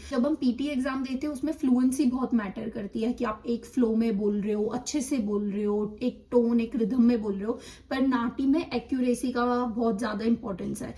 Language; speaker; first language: Hindi; non-native, local second language; Gujarati